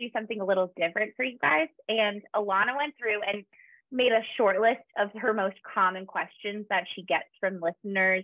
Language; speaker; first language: English; native; English